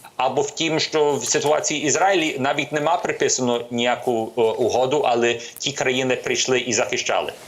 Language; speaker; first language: Ukrainian; early bilingual, heritage; Ukrainian